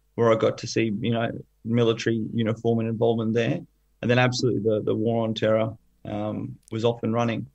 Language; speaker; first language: English; native; English